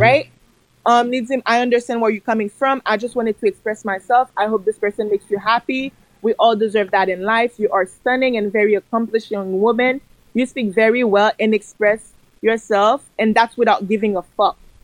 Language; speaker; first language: English; early bilingual, other home language; Haitian Creole